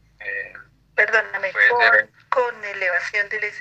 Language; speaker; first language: Spanish; native; Spanish